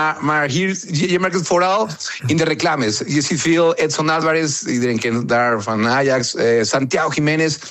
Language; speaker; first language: Dutch; non-native, fluent; Spanish